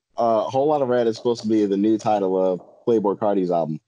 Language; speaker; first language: English; native; English